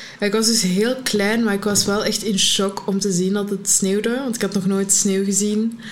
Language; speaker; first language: Dutch; early bilingual, other home language; Arabic